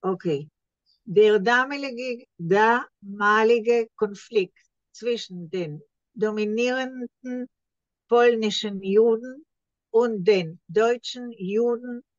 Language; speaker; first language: German; non-native, learner; Hebrew